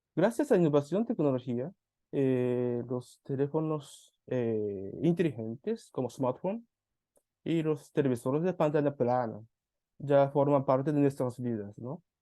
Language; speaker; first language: Spanish; non-native, fluent; Japanese